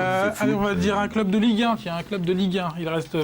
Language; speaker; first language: French; native; French